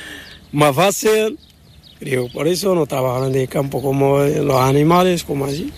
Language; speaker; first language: Spanish; non-native, learner; Arabic